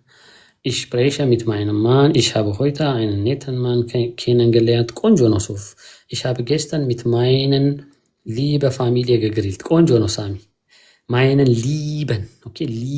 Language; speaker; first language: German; non-native, fluent; Amharic